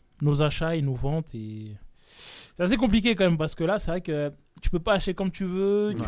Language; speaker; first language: French; native; French